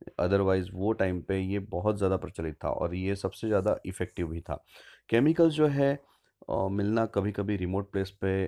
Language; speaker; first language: Hindi; non-native, local second language; Marathi